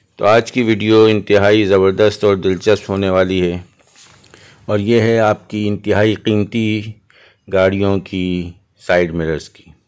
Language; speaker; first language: Urdu; native; Urdu